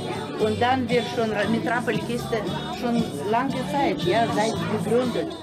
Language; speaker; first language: German; non-native, learner; Russian